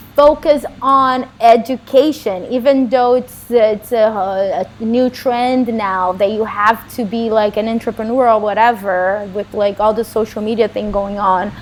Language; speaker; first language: English; non-native, fluent; Portuguese